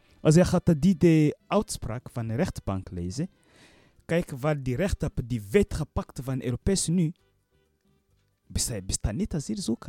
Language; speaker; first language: Dutch; non-native, learner; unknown